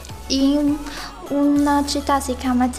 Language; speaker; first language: Italian; non-native, learner; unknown